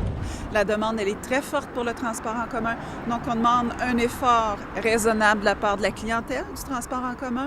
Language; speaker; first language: French; native; French